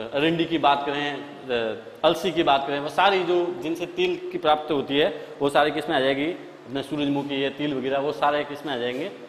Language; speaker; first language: Hindi; native; Hindi